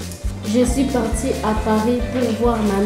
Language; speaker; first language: French; non-native, learner; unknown